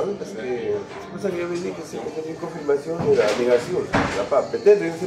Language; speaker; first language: French; non-native, learner; Spanish